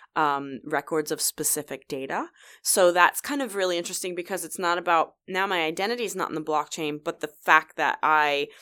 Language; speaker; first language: English; native; English